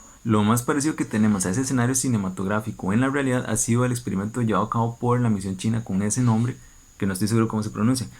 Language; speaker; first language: Spanish; native; Spanish